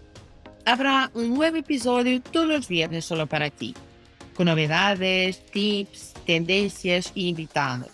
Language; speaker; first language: Spanish; non-native, fluent; Portuguese